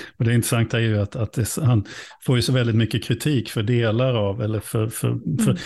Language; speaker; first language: Swedish; native; Swedish